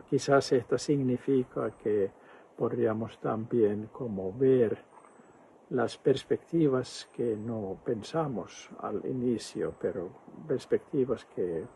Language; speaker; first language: Spanish; non-native, fluent; Finnish